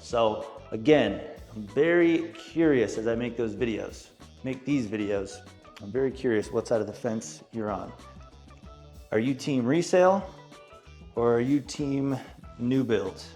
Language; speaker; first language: English; native; English